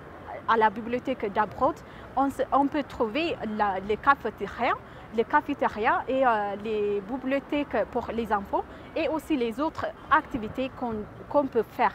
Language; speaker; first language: French; non-native, learner; Amharic